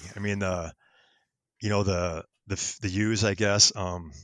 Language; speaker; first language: English; native; English